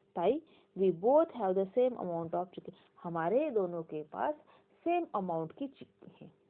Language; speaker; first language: Hindi; non-native, local second language; Marathi